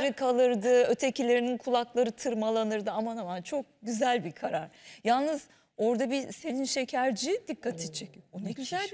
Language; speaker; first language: Turkish; native; Turkish